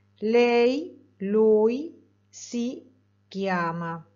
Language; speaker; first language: Italian; non-native, fluent; Spanish